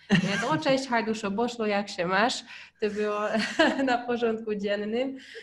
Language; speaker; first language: Polish; non-native, fluent; Hungarian